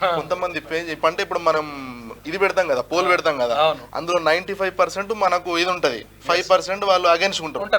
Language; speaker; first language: Telugu; non-native, local second language; Lambadi